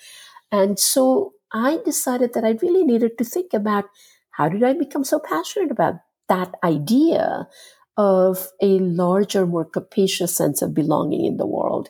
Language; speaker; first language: English; non-native, local second language; Gujarati